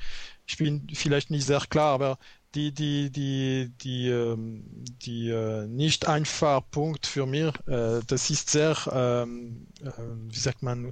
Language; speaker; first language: German; non-native, learner; French